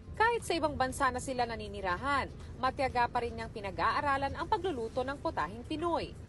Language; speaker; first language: Filipino; native; Filipino